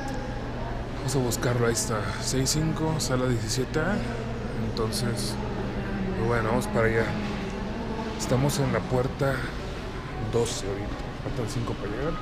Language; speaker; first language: Spanish; native; Spanish